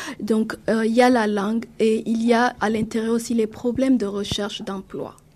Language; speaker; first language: French; non-native, local second language; Mossi